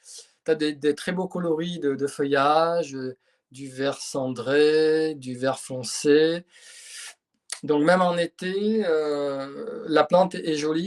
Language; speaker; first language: French; native; French